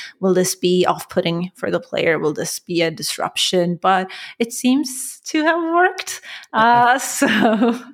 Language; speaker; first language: English; non-native, fluent; Persian